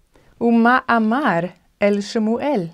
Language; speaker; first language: Hebrew; non-native, fluent; English